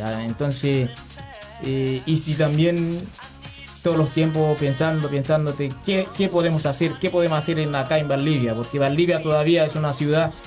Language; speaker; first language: Spanish; non-native, learner; Haitian Creole